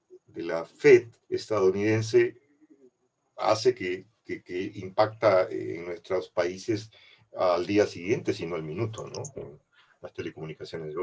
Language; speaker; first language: Spanish; native; Spanish